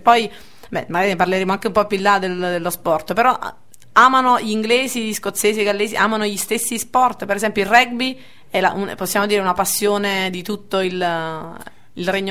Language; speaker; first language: Italian; native; Italian